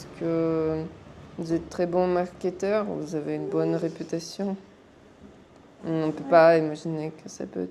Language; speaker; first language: French; non-native, fluent; Russian